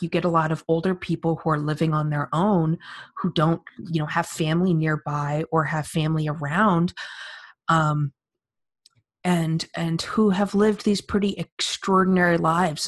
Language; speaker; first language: English; native; English